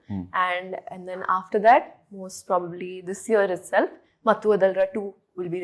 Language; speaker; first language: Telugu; non-native, local second language; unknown